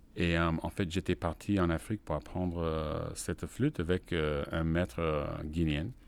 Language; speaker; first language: French; non-native, fluent; English